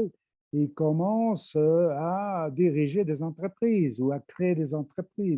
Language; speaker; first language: French; non-native, fluent; Spanish